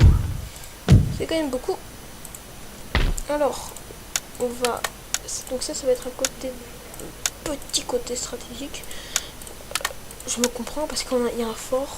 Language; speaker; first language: French; native; French